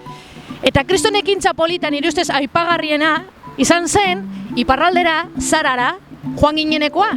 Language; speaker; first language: Basque; non-native, local second language; Spanish